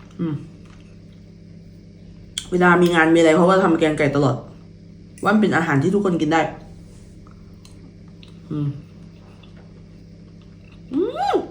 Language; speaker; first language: Thai; native; Thai